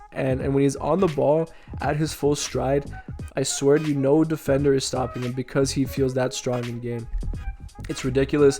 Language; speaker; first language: English; native; English